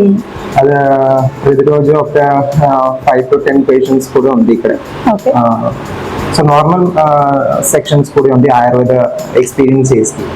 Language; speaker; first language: Telugu; non-native, learner; Malayalam